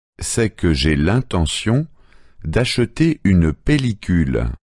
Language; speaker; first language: French; native; French